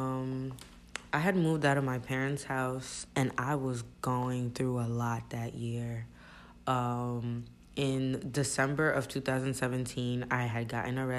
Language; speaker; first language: English; early bilingual, other home language; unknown